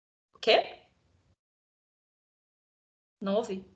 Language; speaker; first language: Portuguese; native; Portuguese